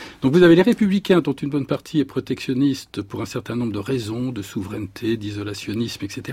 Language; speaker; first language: French; native; French